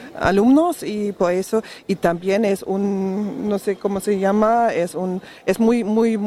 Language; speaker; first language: Spanish; non-native, learner; German